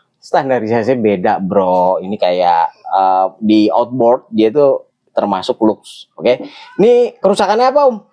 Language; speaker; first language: Indonesian; native; Indonesian